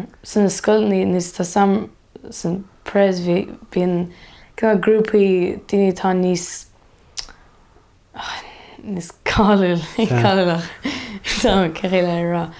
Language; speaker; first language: Irish; native; Irish